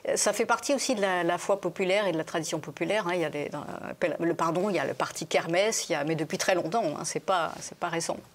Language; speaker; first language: French; native; French